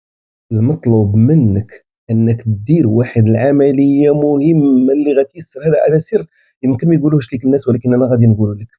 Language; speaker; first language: Arabic; native; Arabic